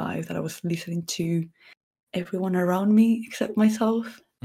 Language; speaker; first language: English; non-native, fluent; Spanish